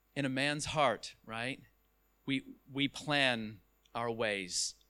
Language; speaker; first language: English; native; English